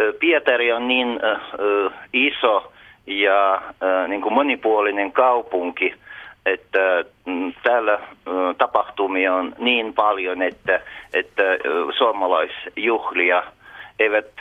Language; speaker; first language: Finnish; early bilingual, heritage; Russian